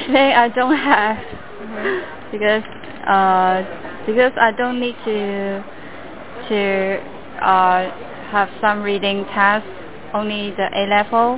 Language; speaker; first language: English; non-native, learner; Cantonese